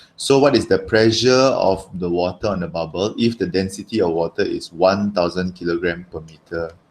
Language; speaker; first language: English; non-native, local second language; Malay